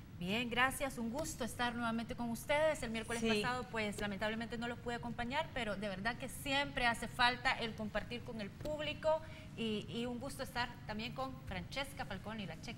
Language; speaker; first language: Spanish; native; Spanish